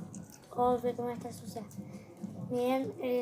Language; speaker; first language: Spanish; native; Spanish